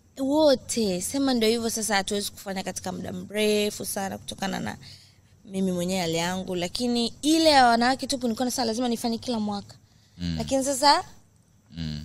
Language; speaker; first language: Swahili; native; Swahili